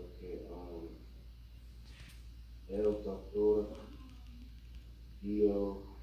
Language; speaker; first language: Spanish; non-native, learner; English